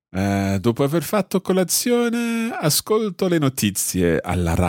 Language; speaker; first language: Italian; non-native, fluent; English